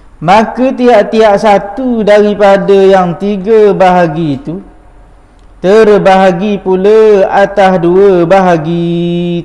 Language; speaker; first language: Malay; native; Malay